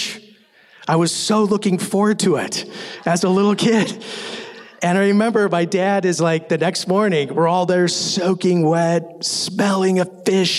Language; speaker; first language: English; native; English